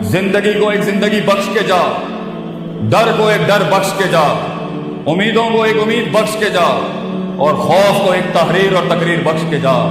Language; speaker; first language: Urdu; non-native, local second language; Punjabi